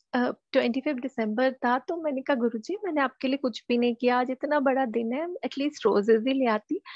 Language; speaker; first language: Hindi; native; Hindi